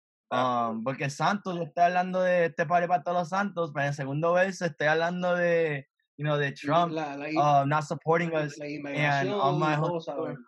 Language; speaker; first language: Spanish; early bilingual, heritage; Spanish